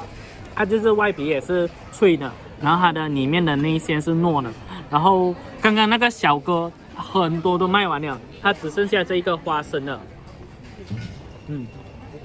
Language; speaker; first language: Chinese; native; Chinese